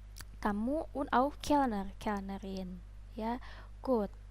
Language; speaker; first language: German; non-native, fluent; Indonesian